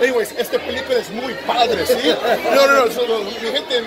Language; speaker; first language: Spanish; non-native, learner; English